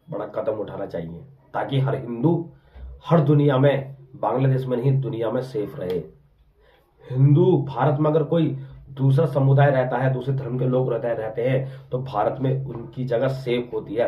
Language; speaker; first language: Hindi; native; Hindi